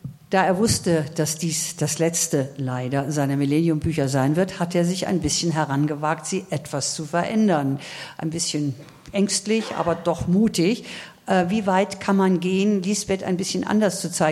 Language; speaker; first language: German; native; German